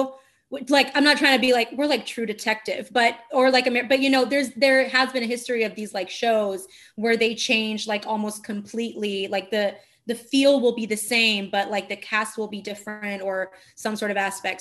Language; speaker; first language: English; non-native, fluent; Italian